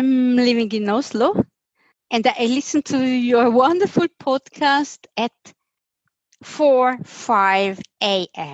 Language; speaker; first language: English; non-native, fluent; Italian